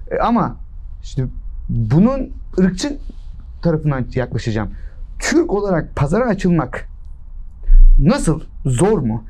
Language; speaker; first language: Turkish; early bilingual, heritage; English